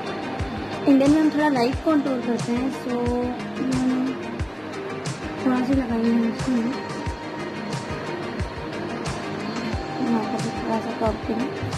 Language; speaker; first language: Hindi; native; Hindi